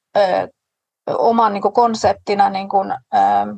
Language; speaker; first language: Finnish; non-native, fluent; Danish